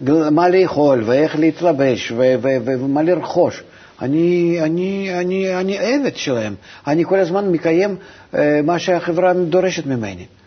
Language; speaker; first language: Hebrew; non-native, fluent; Russian